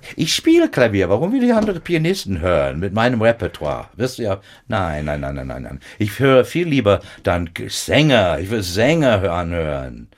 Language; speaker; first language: German; non-native, fluent; English